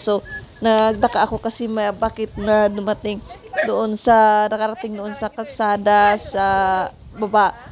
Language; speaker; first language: Filipino; non-native, local second language; Cebuano